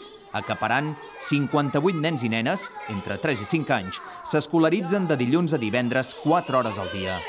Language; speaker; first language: Catalan; native; Catalan